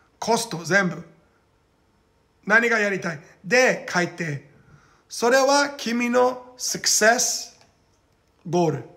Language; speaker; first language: Japanese; non-native, learner; Portuguese